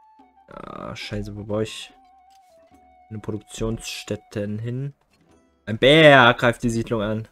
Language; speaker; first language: German; native; German